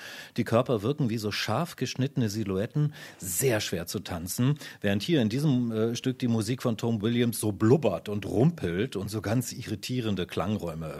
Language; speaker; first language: German; native; German